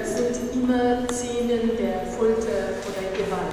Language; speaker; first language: German; non-native, fluent; Persian